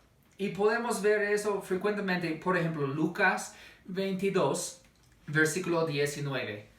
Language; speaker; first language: Spanish; non-native, fluent; English